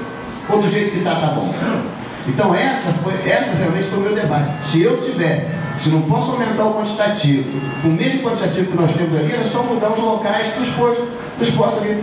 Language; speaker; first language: Portuguese; native; Portuguese